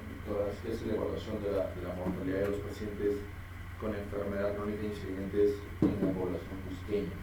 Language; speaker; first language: Spanish; native; Spanish